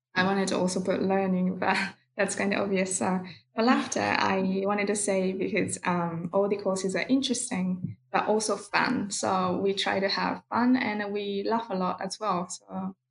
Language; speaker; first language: English; non-native, fluent; Japanese